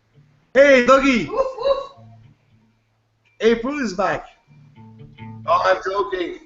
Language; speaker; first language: English; non-native, fluent; French